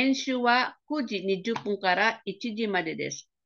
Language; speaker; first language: Japanese; non-native, fluent; Filipino